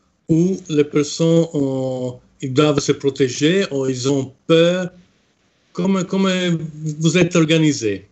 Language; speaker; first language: French; non-native, fluent; Italian